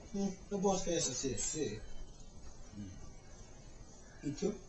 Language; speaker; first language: Spanish; non-native, learner; English